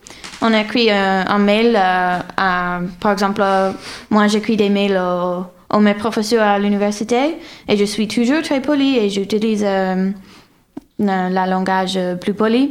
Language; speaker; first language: French; non-native, fluent; English